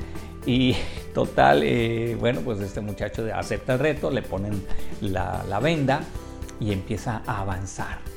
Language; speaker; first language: Spanish; native; Spanish